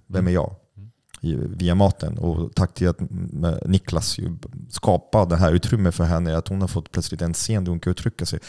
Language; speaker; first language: Swedish; non-native, fluent; French